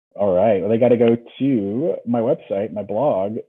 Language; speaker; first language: English; native; English